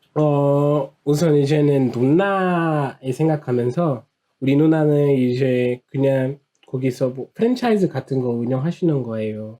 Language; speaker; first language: Korean; non-native, fluent; Portuguese